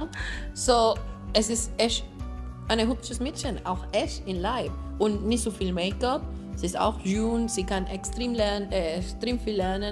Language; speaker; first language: German; non-native, fluent; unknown